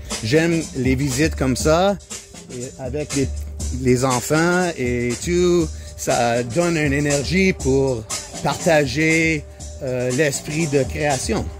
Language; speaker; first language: French; non-native, local second language; English